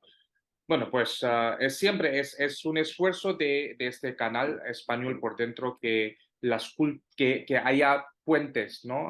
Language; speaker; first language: Spanish; non-native, fluent; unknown